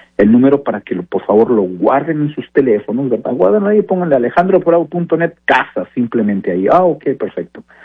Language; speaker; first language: Spanish; early bilingual, heritage; Spanish